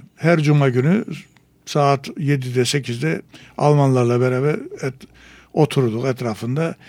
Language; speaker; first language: Turkish; native; Turkish